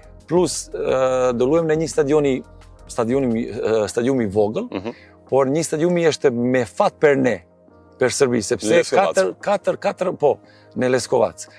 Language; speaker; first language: Albanian; non-native, learner; Serbian